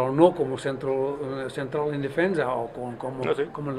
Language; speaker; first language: Spanish; non-native, fluent; Dutch